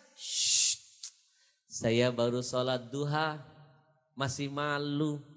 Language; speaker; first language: Indonesian; native; Indonesian